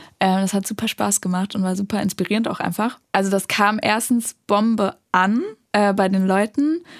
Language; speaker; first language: German; native; German